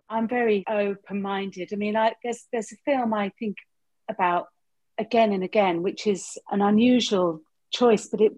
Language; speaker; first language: English; native; English